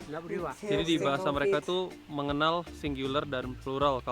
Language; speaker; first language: Indonesian; native; Indonesian